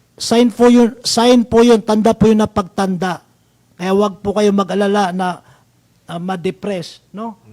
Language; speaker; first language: Filipino; non-native, local second language; Maranao